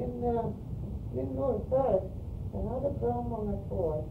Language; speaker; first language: Swedish; early bilingual, heritage; Swedish